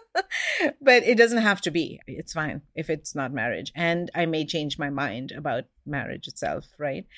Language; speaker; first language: English; non-native, local second language; Hindi